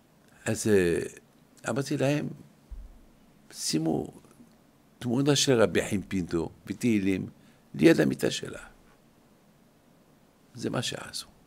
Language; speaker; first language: Hebrew; non-native, fluent; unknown